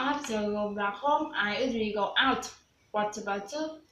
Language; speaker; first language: English; non-native, learner; Vietnamese